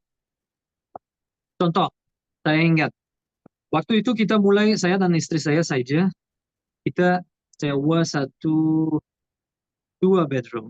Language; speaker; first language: Indonesian; non-native, learner; Portuguese